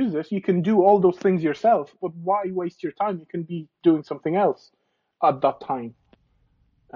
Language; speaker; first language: English; non-native, fluent; Polish